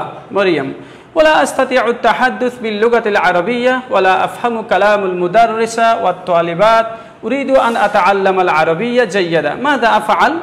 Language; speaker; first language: Arabic; non-native, fluent; Bangla